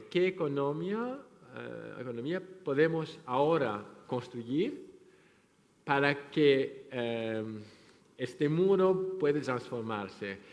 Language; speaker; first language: Spanish; non-native, fluent; French